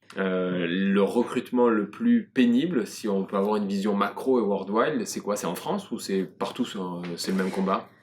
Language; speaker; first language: French; native; French